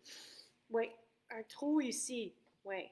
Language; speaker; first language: French; non-native, fluent; English